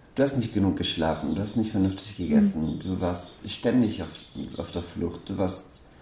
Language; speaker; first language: German; non-native, fluent; Persian